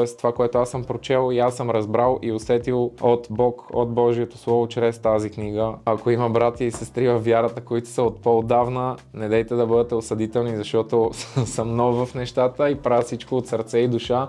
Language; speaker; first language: Bulgarian; native; Bulgarian